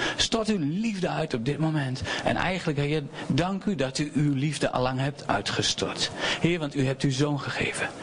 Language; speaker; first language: Dutch; native; Dutch